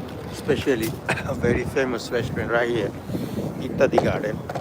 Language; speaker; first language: English; non-native, local second language; Bangla